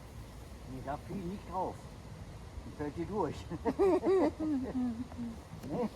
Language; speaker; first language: German; native; German